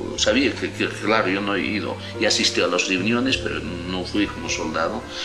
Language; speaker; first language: Spanish; non-native, local second language; Aymara